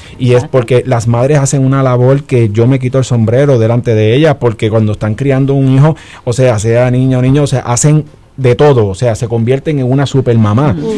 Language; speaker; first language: Spanish; native; Spanish